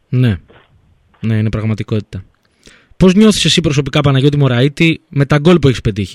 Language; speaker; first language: Greek; native; Greek